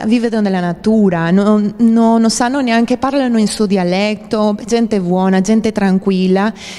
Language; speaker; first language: Italian; non-native, fluent; Spanish